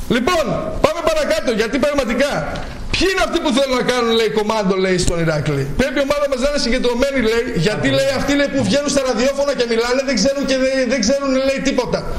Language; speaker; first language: Greek; native; Greek